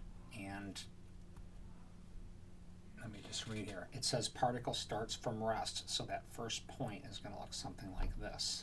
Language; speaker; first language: English; native; English